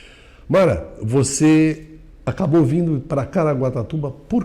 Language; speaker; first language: Portuguese; native; Portuguese